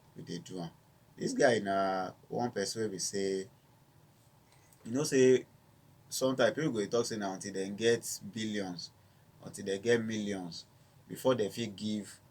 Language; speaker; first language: Nigerian Pidgin; non-native, local second language; Yoruba